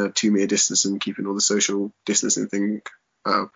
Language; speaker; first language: English; native; English